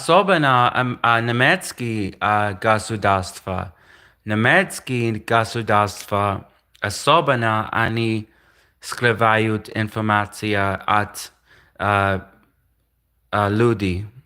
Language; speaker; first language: Russian; non-native, learner; English